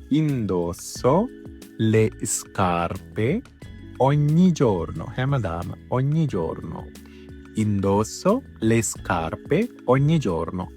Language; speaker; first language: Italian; non-native, fluent; Sinhala